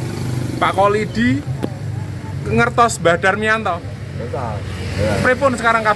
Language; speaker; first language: Indonesian; non-native, local second language; Javanese